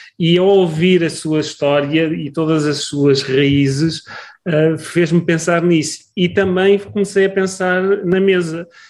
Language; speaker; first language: Portuguese; native; Portuguese